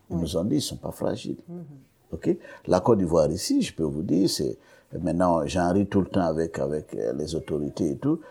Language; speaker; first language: French; non-native, local second language; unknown